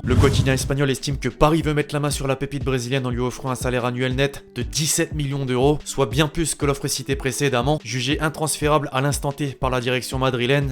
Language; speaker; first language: French; native; French